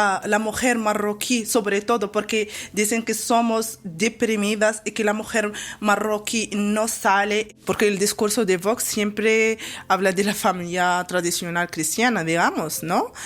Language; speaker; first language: Spanish; non-native, fluent; Arabic